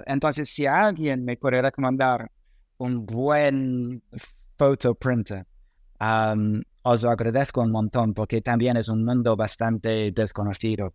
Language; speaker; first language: Spanish; non-native, fluent; English